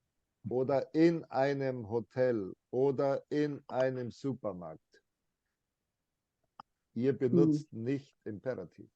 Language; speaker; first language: German; non-native, fluent; English